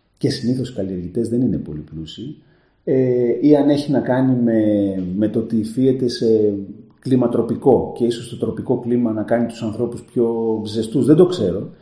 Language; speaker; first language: Greek; native; Greek